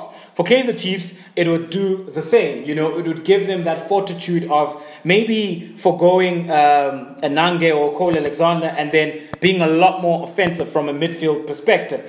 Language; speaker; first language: English; native; English